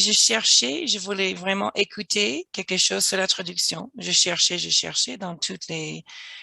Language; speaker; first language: French; non-native, fluent; English